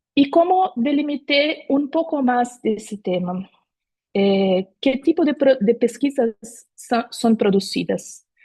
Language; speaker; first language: Spanish; non-native, fluent; Portuguese